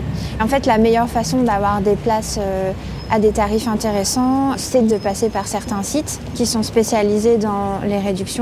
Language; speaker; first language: French; native; French